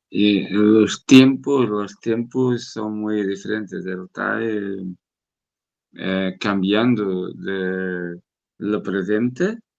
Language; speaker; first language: Spanish; non-native, learner; Portuguese